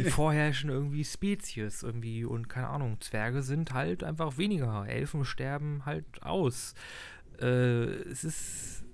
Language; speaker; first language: German; native; German